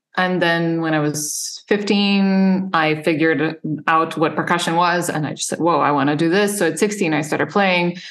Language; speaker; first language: English; non-native, fluent; Serbian